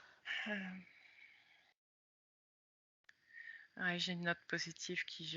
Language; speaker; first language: French; native; French